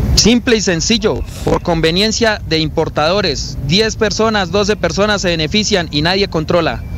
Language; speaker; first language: Spanish; native; Spanish